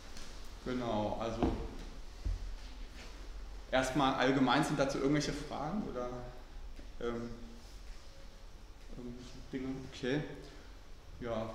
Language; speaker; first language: German; native; German